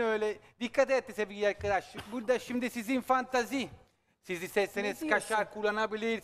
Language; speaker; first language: Turkish; non-native, learner; Italian